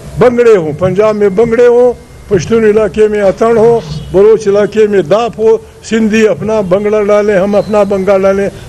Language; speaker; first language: Urdu; non-native, local second language; Pashto